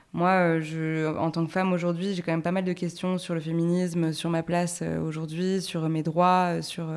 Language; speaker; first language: French; native; French